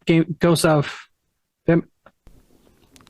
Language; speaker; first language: English; native; English